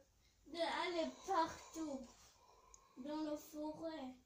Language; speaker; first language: French; early bilingual, heritage; English